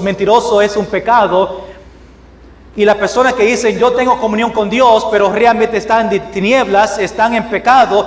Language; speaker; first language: Spanish; non-native, fluent; English